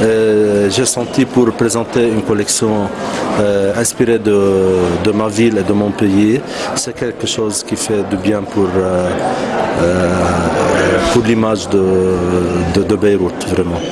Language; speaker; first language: French; non-native, local second language; Arabic